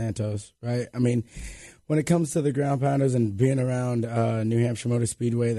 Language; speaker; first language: English; native; English